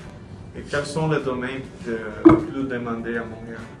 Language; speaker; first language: French; non-native, learner; Portuguese